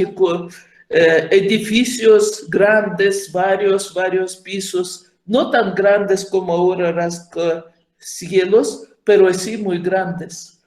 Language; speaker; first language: Spanish; non-native, fluent; Ukrainian